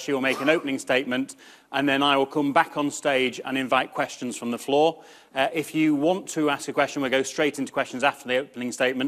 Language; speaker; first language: English; native; English